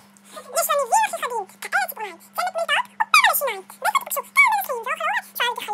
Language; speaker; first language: Hebrew; native; Hebrew